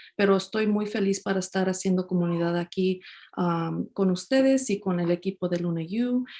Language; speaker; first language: Spanish; early bilingual, heritage; Spanish